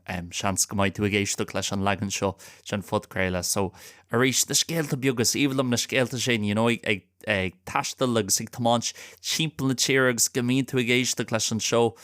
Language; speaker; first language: Irish; non-native, local second language; English